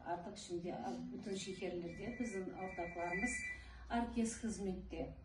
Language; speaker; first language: Turkish; non-native, fluent; Russian